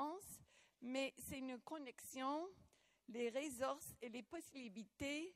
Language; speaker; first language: French; non-native, local second language; English